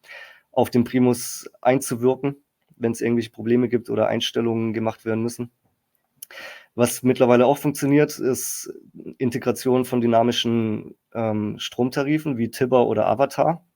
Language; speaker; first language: German; native; German